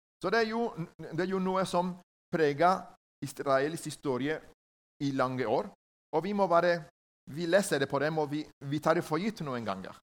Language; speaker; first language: Norwegian; non-native, learner; Spanish